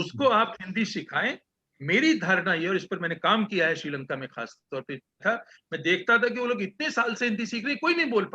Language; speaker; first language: Hindi; native; Hindi